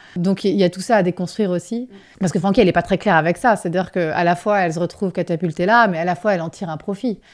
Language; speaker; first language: French; native; French